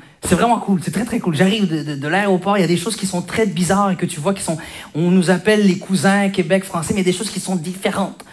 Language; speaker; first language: French; early bilingual, other home language; Arabic